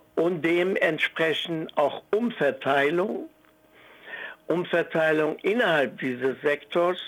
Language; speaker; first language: German; non-native, fluent; Persian